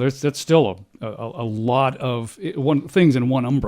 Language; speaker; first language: English; native; English